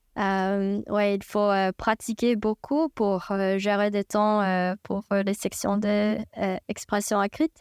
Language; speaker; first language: French; non-native, fluent; Chinese